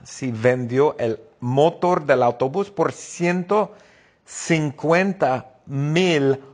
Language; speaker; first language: Spanish; non-native, fluent; English